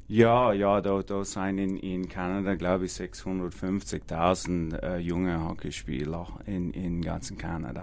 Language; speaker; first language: German; non-native, learner; English